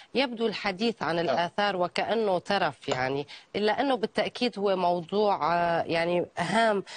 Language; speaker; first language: Arabic; native; Arabic